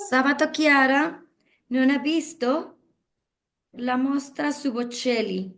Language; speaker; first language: Italian; non-native, learner; Spanish